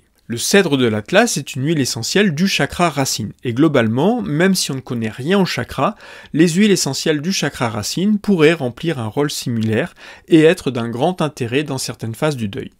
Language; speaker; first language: French; native; French